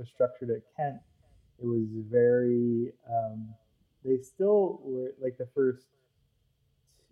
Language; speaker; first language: English; native; English